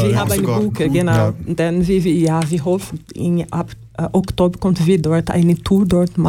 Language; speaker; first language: German; non-native, learner; Portuguese